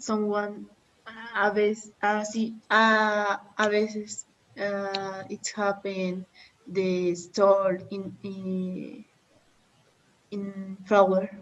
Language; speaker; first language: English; non-native, learner; Spanish